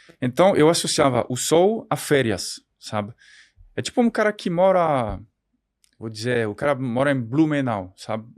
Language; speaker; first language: Portuguese; non-native, fluent; French